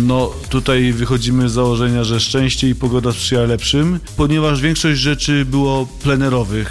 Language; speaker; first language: Polish; native; Polish